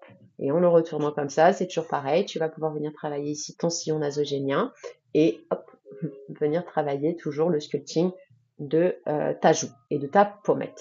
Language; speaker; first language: French; native; French